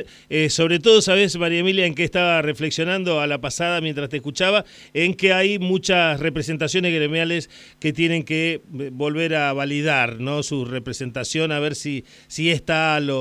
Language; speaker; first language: Spanish; native; Spanish